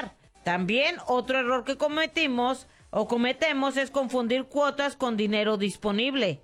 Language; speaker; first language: Spanish; native; Spanish